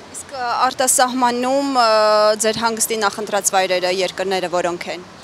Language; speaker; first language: Armenian; native; Armenian